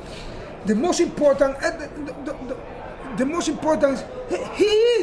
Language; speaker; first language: English; non-native, learner; Spanish